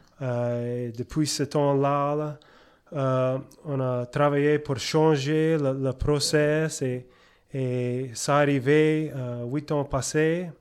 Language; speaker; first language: French; early bilingual, heritage; French